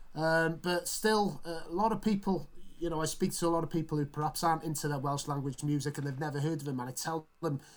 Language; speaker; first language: English; native; English